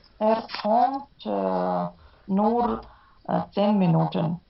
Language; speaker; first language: German; non-native, learner; Ukrainian